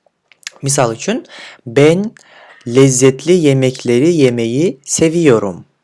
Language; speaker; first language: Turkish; non-native, fluent; Kyrgyz